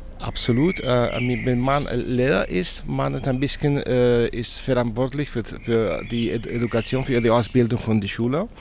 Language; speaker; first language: German; non-native, fluent; Spanish